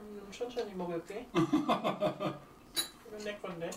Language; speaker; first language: Korean; non-native, fluent; German